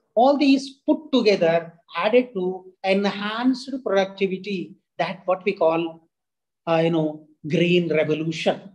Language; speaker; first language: English; non-native, local second language; Telugu